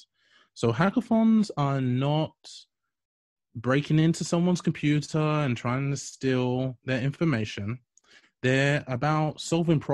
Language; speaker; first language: English; native; English